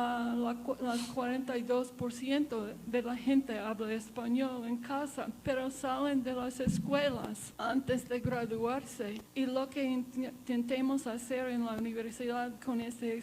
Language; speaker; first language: Spanish; non-native, fluent; English